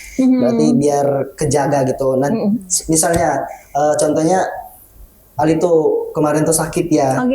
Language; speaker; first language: Indonesian; non-native, fluent; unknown